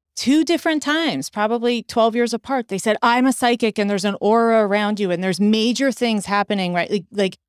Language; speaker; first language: English; native; English